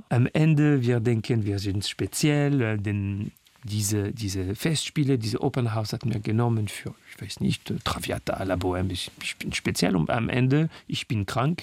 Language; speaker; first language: German; non-native, learner; French